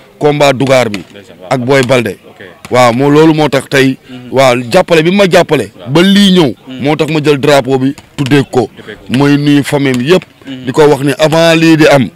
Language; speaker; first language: Wolof; native; Wolof